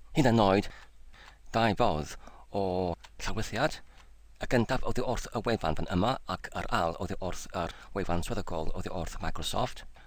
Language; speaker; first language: Welsh; non-native, fluent; English